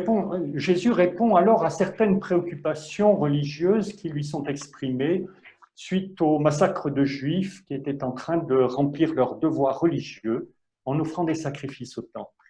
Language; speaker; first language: French; native; French